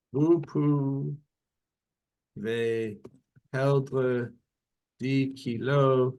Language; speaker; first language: French; non-native, learner; English